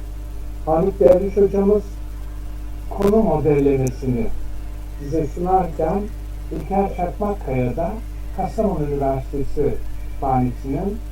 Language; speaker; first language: Turkish; native; Turkish